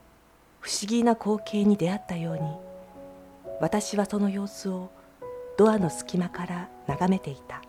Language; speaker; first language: Japanese; native; Japanese